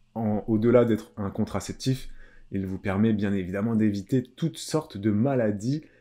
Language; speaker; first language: French; native; French